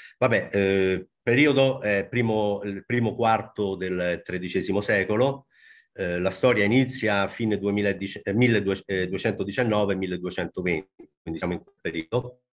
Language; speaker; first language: Italian; native; Italian